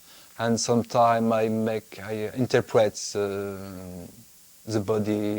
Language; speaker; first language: English; non-native, fluent; French